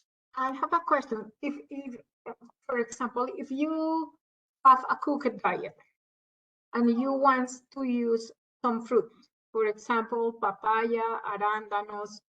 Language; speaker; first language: English; non-native, learner; Spanish